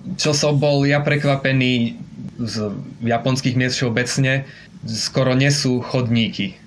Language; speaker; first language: Slovak; native; Slovak